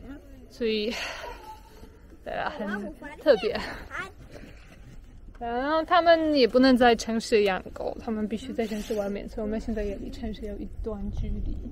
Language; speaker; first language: Chinese; non-native, fluent; Polish